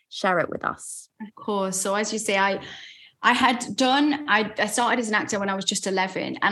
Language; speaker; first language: English; native; English